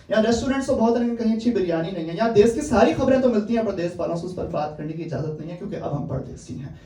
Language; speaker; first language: Urdu; native; Urdu